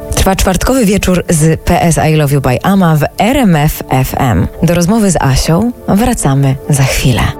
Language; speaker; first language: Polish; native; Polish